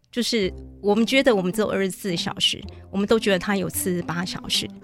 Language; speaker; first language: Chinese; native; Chinese